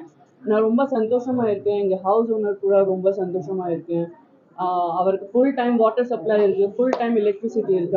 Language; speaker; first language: Tamil; non-native, learner; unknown